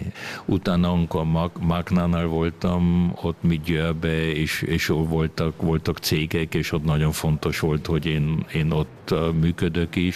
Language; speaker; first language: Hungarian; early bilingual, other home language; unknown